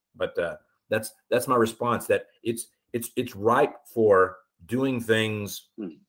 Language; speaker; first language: English; native; English